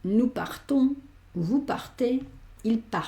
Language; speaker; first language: French; non-native, fluent; Spanish